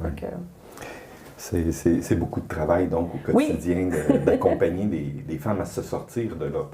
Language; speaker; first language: French; native; French